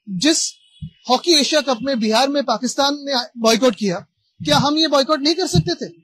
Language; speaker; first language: Hindi; non-native, local second language; Marathi